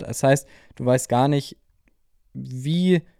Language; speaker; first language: German; native; German